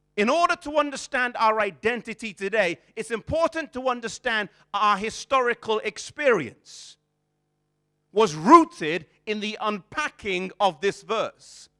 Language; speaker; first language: English; native; English